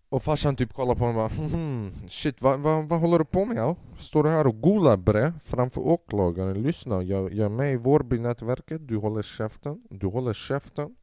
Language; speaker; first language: Swedish; early bilingual, other home language; Albanian